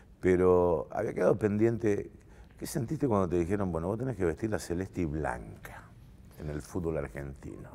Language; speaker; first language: Spanish; native; Spanish